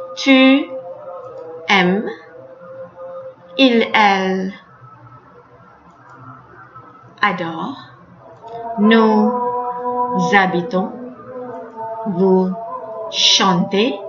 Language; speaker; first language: French; non-native, fluent; Malay